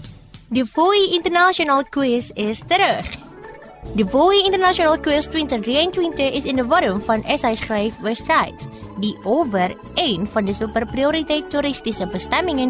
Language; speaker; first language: Dutch; non-native, fluent; Indonesian